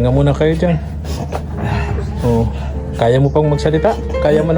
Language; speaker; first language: Filipino; native; Filipino